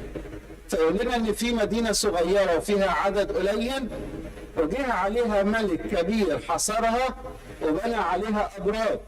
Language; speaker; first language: Arabic; native; Arabic